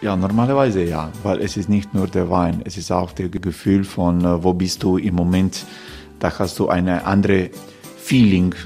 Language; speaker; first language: German; non-native, learner; Croatian